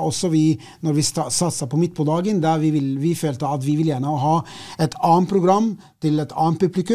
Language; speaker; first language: Swedish; non-native, fluent; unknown